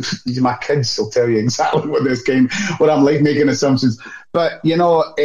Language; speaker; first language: English; native; English